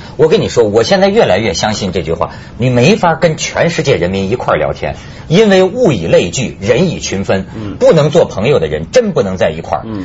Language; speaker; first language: Chinese; native; Chinese